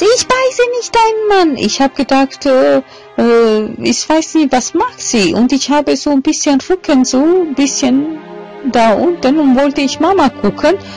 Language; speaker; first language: German; non-native, fluent; Albanian